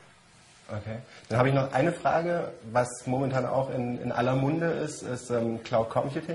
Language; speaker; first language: German; native; German